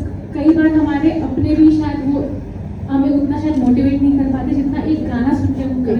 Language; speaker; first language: Hindi; native; Hindi